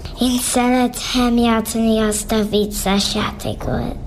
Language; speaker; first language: Hungarian; early bilingual, heritage; Hungarian